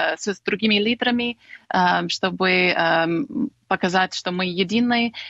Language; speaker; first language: Russian; non-native, fluent; English